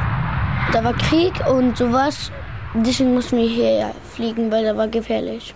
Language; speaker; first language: German; early bilingual, other home language; Pashto